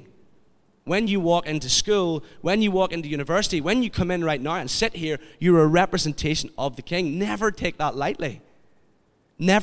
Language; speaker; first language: English; native; English